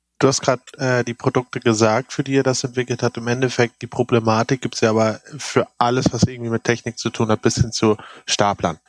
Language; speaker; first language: German; native; German